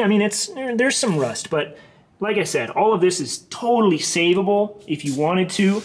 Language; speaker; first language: English; native; English